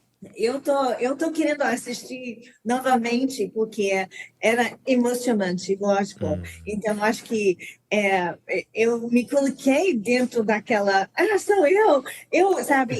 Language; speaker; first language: Portuguese; non-native, learner; English